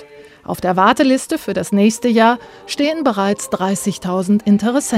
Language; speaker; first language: German; native; German